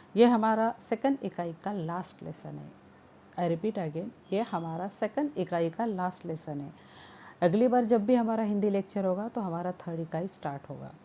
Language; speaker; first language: Hindi; non-native, local second language; Marathi